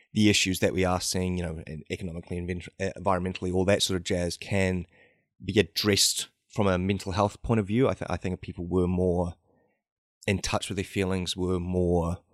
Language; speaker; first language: English; native; English